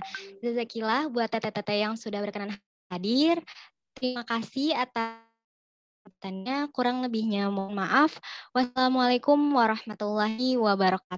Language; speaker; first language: Indonesian; native; Indonesian